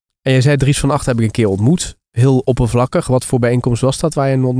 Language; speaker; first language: Dutch; native; Dutch